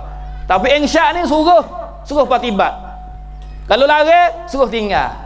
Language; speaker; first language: Malay; native; Malay